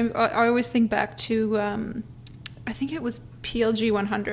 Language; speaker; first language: English; native; English